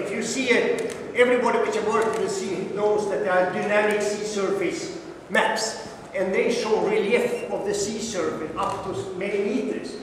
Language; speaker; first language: English; non-native, fluent; Swedish